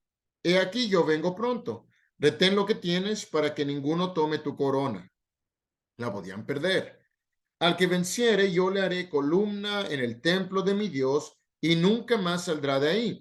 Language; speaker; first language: Spanish; native; Spanish